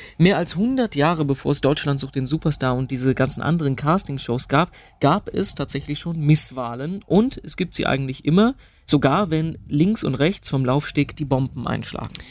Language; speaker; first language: German; native; German